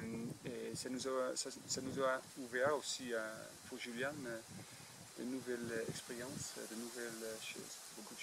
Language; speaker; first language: French; non-native, fluent; Dutch